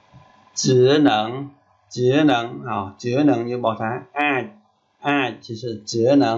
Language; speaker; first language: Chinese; non-native, fluent; Khmer